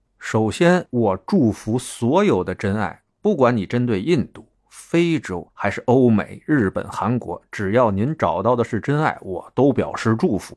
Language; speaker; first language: Chinese; native; Chinese